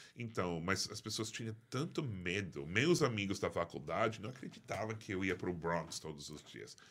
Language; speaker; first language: Portuguese; non-native, fluent; English